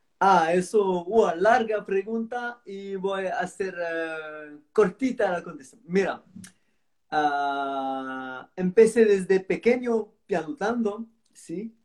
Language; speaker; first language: Spanish; non-native, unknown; French